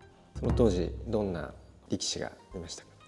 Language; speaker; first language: Japanese; native; Japanese